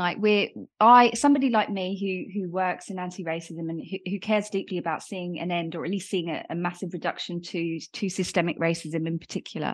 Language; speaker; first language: English; native; English